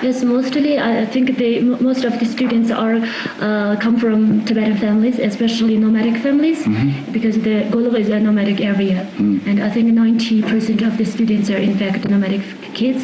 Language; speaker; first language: English; non-native, fluent; Tibetan